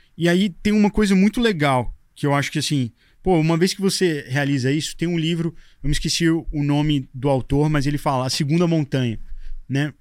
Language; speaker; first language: Portuguese; native; Portuguese